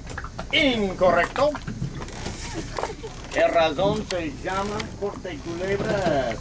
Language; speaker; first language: Spanish; non-native, learner; English